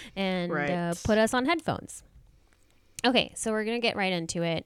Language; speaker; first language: English; non-native, local second language; Hindi